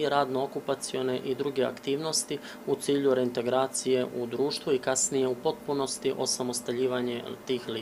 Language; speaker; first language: Serbian; native; Serbian